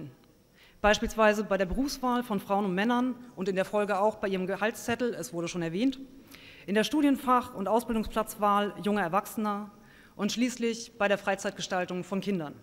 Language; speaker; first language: German; native; German